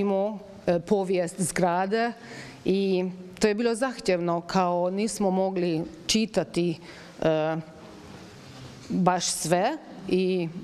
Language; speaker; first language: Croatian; non-native, fluent; Hungarian